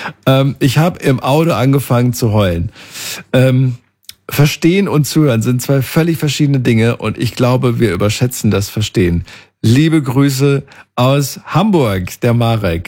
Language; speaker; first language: German; native; German